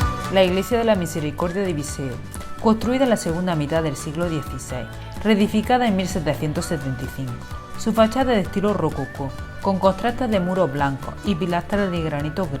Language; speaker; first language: Spanish; native; Spanish